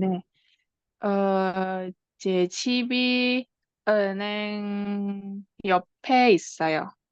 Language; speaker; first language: Korean; non-native, learner; Indonesian